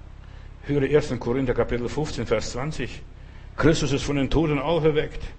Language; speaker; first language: German; non-native, fluent; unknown